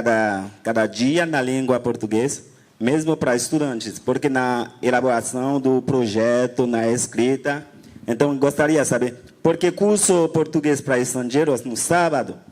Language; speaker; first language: Portuguese; non-native, learner; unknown